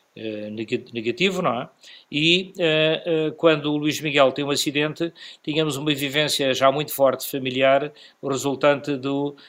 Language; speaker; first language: Portuguese; native; Portuguese